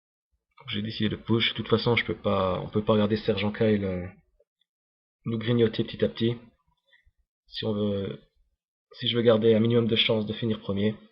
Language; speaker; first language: French; native; French